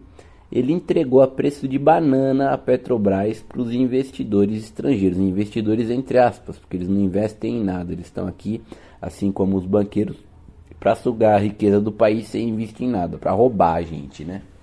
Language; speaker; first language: Portuguese; native; Portuguese